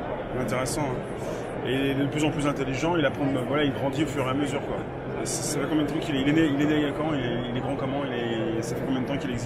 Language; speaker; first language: French; native; French